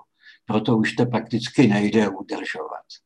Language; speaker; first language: Czech; native; Czech